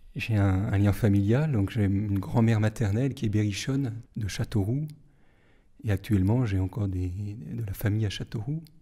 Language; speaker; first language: French; native; French